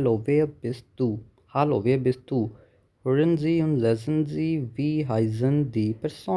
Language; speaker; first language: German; non-native, learner; Hindi